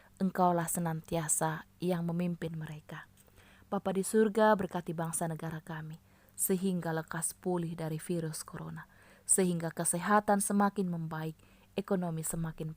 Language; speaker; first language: Malay; native; Malay